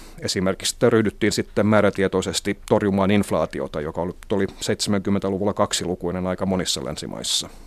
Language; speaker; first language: Finnish; non-native, local second language; Swedish